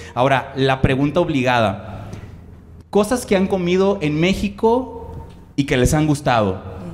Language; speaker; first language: Spanish; native; Spanish